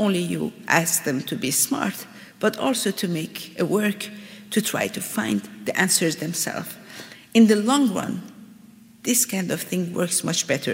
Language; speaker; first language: English; non-native, fluent; Persian